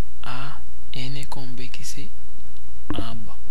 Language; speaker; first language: Spanish; non-native, fluent; Haitian Creole